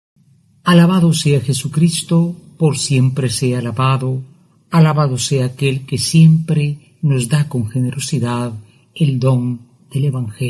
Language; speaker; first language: Spanish; native; Spanish